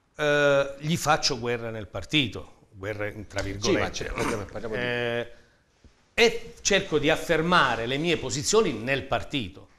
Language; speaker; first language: Italian; native; Italian